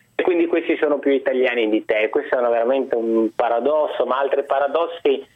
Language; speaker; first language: Italian; early bilingual, other home language; Arabic